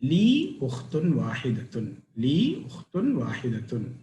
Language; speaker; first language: Arabic; non-native, fluent; Tamil